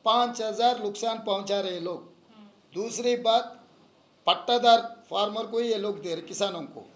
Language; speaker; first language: Hindi; non-native, local second language; Telugu